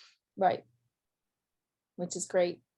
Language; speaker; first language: English; native; English